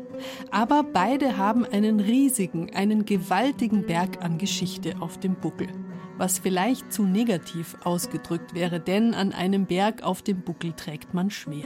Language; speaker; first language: German; native; German